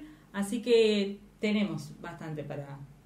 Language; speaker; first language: Spanish; native; Spanish